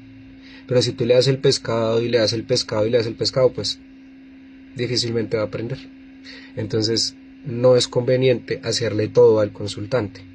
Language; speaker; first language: Spanish; native; Spanish